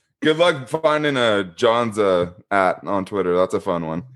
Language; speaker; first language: English; native; English